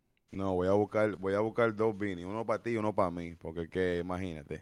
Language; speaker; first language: Spanish; early bilingual, heritage; Spanish